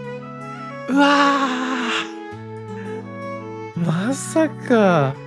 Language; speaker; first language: Japanese; native; Japanese